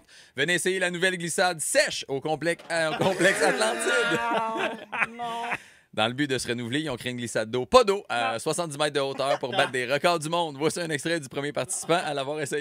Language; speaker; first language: French; native; French